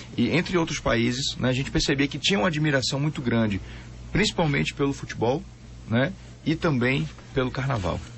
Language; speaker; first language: Portuguese; native; Portuguese